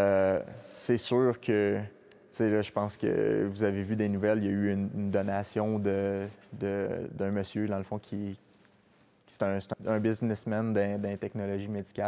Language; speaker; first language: French; native; French